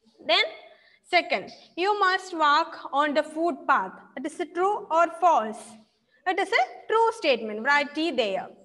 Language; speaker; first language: English; non-native, local second language; Malayalam